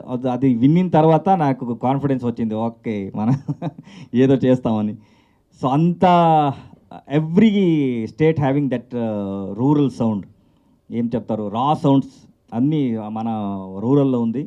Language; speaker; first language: Telugu; non-native, local second language; Kannada